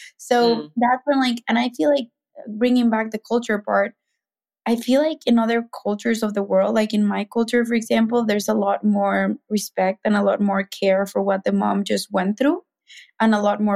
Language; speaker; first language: English; non-native, fluent; Spanish